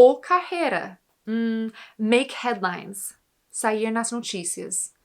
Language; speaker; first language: Portuguese; non-native, fluent; English